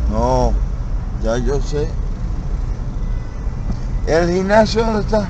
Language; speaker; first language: Portuguese; non-native, learner; Spanish